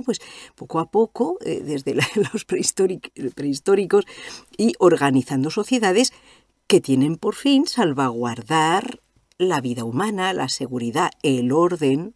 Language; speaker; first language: Spanish; native; Spanish